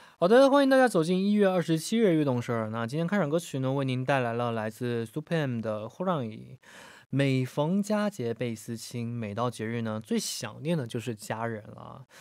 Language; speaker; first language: Chinese; native; Chinese